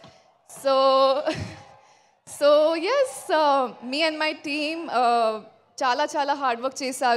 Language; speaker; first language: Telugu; non-native, learner; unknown